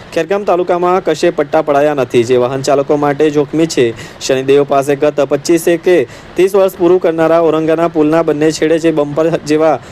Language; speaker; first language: Gujarati; native; Gujarati